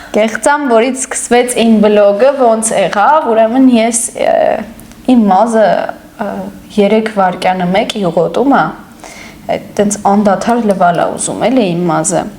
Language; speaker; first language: Armenian; native; Armenian